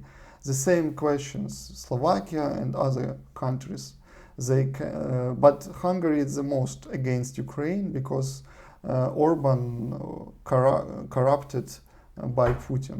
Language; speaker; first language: English; non-native, learner; Russian